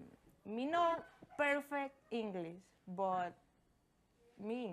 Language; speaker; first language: English; non-native, learner; Spanish